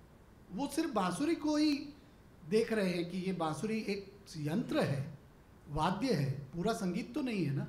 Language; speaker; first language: Hindi; native; Hindi